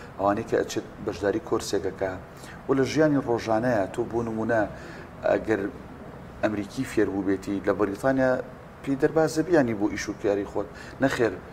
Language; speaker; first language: Central Kurdish; native; Central Kurdish